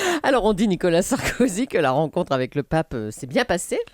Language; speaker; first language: French; native; French